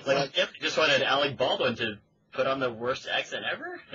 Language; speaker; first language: English; native; English